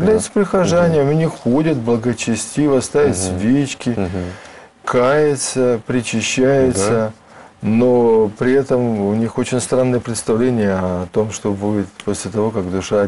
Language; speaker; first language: Russian; native; Russian